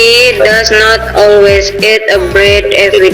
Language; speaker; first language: English; non-native, learner; Indonesian